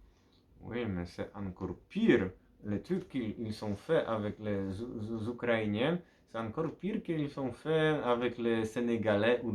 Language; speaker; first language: French; non-native, fluent; Polish